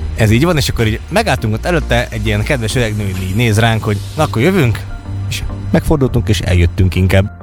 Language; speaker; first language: Hungarian; native; Hungarian